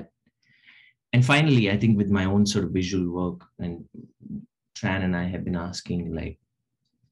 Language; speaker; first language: English; non-native, local second language; Telugu